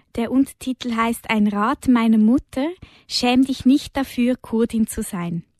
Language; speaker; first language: German; native; German